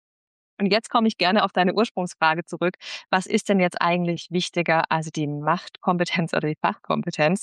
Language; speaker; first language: German; native; German